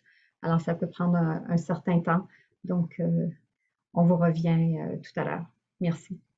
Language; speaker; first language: French; native; French